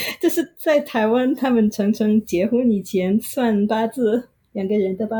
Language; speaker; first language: Chinese; non-native, fluent; Vietnamese